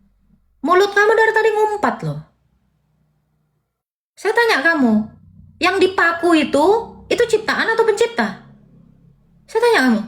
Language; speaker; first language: Indonesian; native; Indonesian